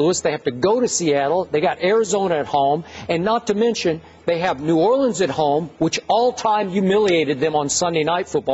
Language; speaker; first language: English; native; English